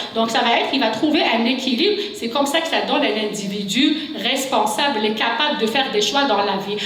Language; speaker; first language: French; non-native, local second language; Kabyle